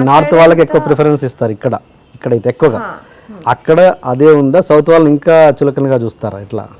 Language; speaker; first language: Telugu; native; Telugu